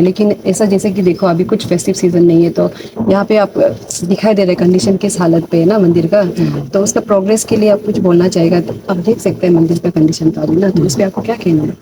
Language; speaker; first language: Hindi; non-native, local second language; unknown